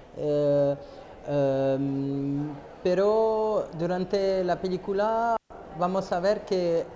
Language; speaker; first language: Spanish; non-native, fluent; French